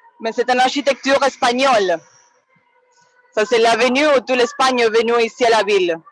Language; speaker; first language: French; non-native, fluent; Spanish